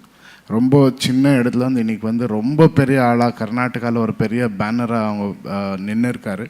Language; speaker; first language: Tamil; non-native, local second language; Kannada